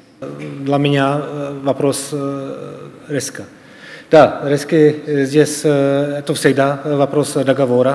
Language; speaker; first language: Russian; non-native, fluent; Czech